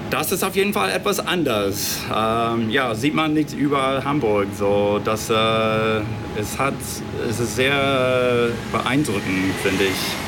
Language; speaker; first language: German; non-native, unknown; English